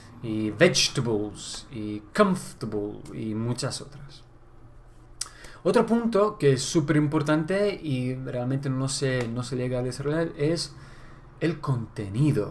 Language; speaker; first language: Spanish; non-native, fluent; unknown